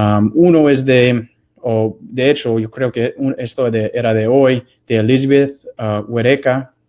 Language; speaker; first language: Spanish; non-native, fluent; English